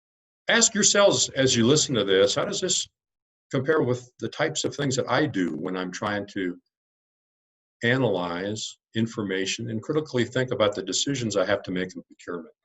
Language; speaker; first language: English; native; English